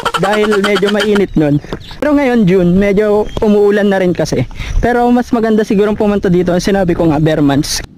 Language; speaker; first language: Filipino; non-native, local second language; Iloko